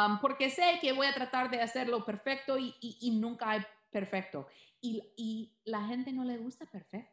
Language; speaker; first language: Spanish; early bilingual, heritage; Spanish